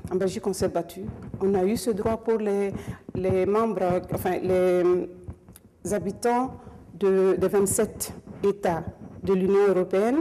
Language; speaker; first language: French; non-native, local second language; Mossi